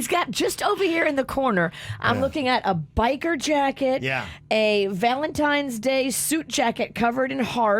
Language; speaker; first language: English; native; English